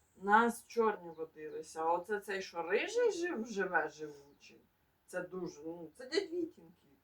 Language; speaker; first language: Ukrainian; native; Ukrainian